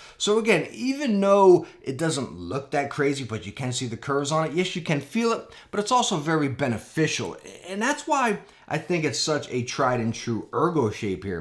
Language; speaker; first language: English; native; English